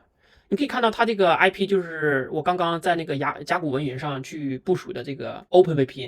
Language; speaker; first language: Chinese; native; Chinese